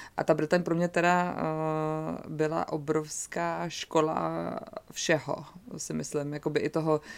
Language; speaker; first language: Czech; native; Czech